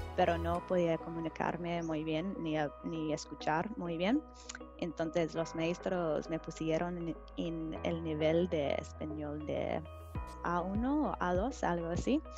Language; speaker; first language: Spanish; non-native, fluent; English